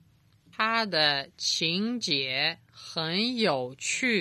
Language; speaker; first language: Chinese; non-native, learner; Serbian